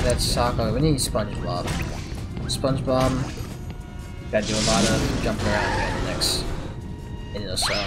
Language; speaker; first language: English; native; English